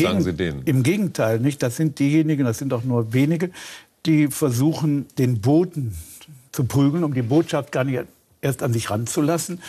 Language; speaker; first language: German; native; German